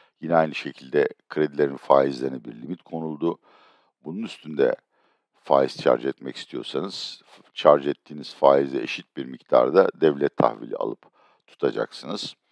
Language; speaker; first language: Turkish; native; Turkish